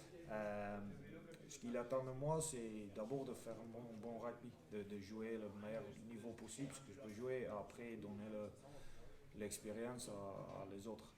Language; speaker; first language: French; non-native, fluent; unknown